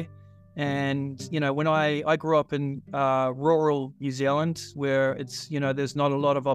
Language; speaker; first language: English; native; English